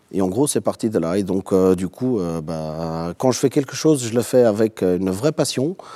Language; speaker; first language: French; non-native, fluent; Portuguese